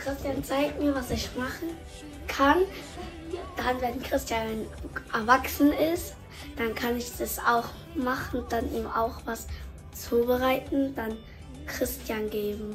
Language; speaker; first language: German; early bilingual, other home language; Lingala